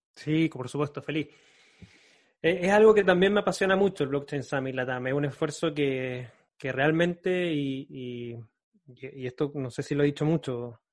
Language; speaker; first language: Spanish; native; Spanish